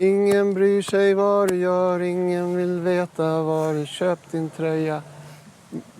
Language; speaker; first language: Swedish; native; Swedish